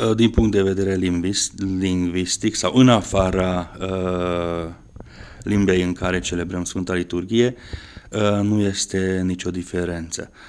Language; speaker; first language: Romanian; non-native, local second language; Hungarian